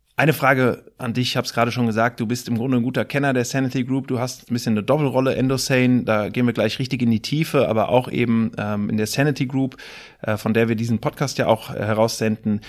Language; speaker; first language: German; native; German